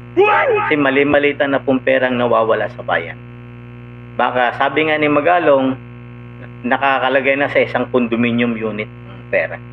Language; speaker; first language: Filipino; non-native, local second language; Cebuano